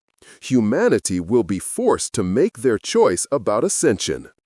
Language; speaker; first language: English; non-native, fluent; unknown